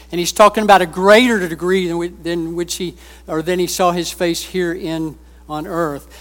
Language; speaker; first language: English; native; English